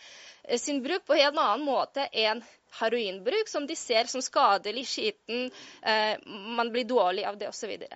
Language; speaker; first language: Norwegian; non-native, fluent; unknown